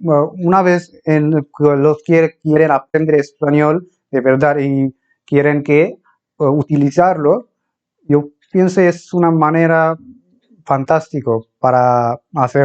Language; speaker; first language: Spanish; non-native, fluent; Bangla